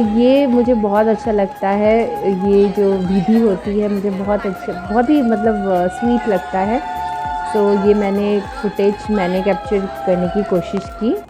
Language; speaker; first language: Hindi; non-native, local second language; Bangla